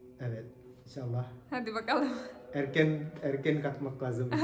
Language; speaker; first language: Turkish; non-native, learner; Indonesian